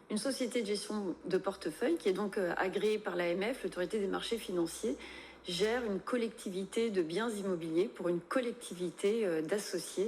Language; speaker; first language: French; native; French